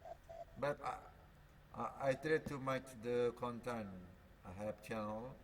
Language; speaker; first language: English; non-native, learner; Sasak